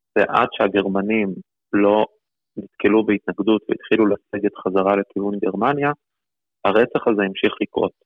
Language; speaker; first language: Hebrew; early bilingual, other home language; Russian